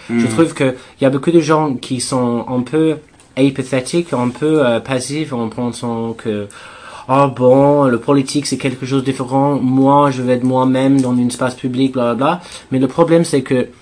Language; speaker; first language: French; non-native, learner; English